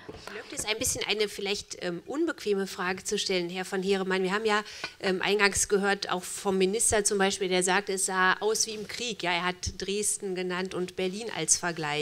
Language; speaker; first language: German; native; German